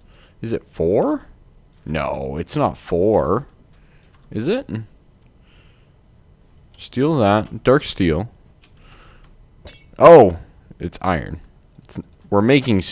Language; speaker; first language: English; native; English